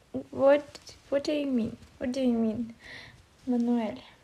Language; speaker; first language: English; non-native, learner; Ukrainian